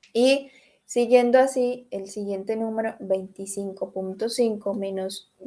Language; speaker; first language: Spanish; native; Spanish